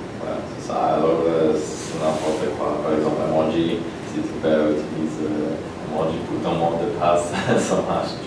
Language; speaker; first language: French; non-native, learner; Polish